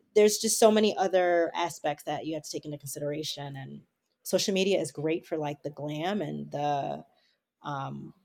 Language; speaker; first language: English; native; English